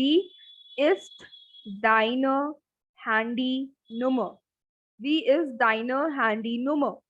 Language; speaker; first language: German; non-native, fluent; Hindi